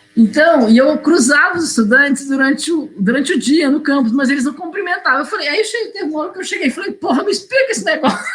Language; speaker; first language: Portuguese; native; Portuguese